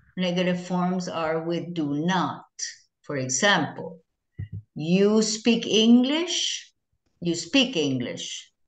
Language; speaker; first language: English; non-native, fluent; Spanish